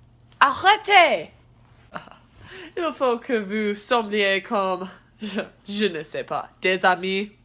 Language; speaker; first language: French; non-native, learner; English